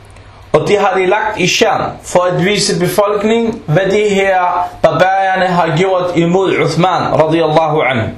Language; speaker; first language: Danish; non-native, local second language; Arabic